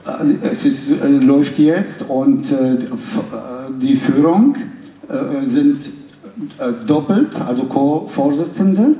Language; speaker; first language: German; non-native, fluent; Arabic